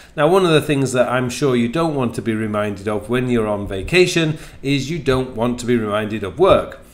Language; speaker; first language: English; native; English